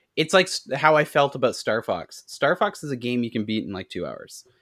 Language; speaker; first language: English; native; English